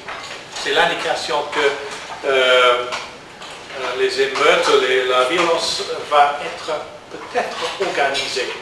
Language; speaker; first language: French; non-native, learner; English